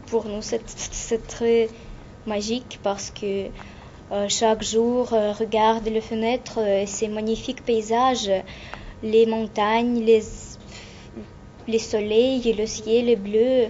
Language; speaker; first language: French; non-native, learner; Russian